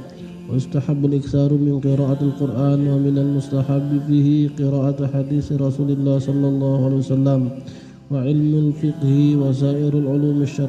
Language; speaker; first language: Arabic; non-native, fluent; Indonesian